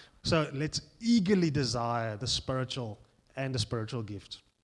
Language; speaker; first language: English; non-native, local second language; Afrikaans